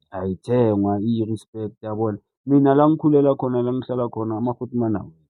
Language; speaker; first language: Zulu; native; Zulu